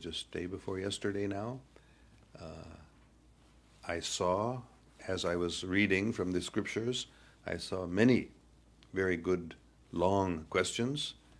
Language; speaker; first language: English; native; English